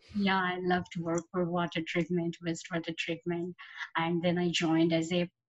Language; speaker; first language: English; non-native, local second language; Bangla